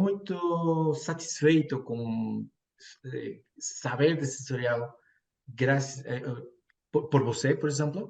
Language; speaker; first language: Portuguese; non-native, fluent; Spanish